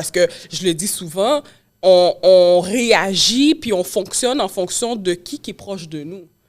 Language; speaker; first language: French; early bilingual, other home language; Haitian Creole